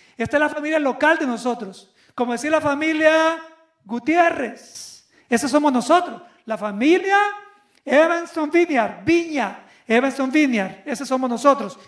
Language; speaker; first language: Spanish; native; Spanish